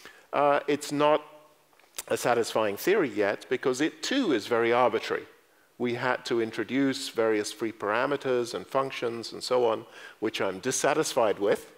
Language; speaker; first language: English; native; English